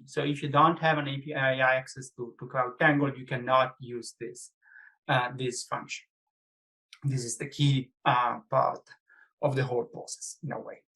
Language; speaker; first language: English; non-native, fluent; Italian